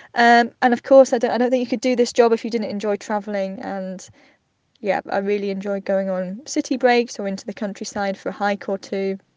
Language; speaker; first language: English; native; English